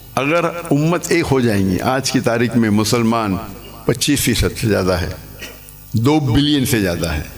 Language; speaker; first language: Urdu; non-native, local second language; English